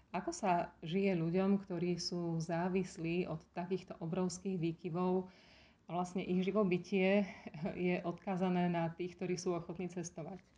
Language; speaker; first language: Slovak; native; Slovak